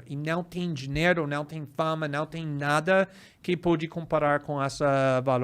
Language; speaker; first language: Portuguese; non-native, fluent; English